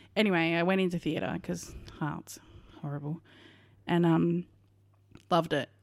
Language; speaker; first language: English; native; English